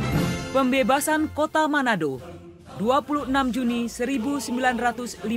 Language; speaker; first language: Indonesian; native; Indonesian